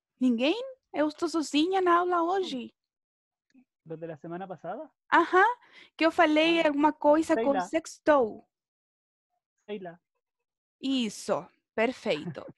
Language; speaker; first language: Portuguese; non-native, fluent; Spanish